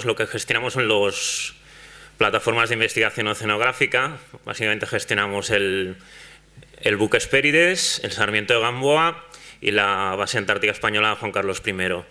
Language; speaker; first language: Spanish; non-native, local second language; Catalan